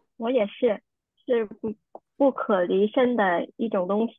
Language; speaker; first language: Chinese; non-native, learner; Vietnamese